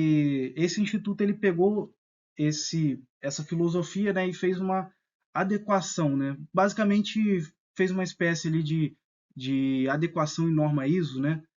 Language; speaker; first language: Portuguese; native; Portuguese